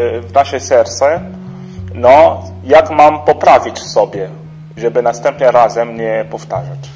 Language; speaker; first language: Polish; non-native, fluent; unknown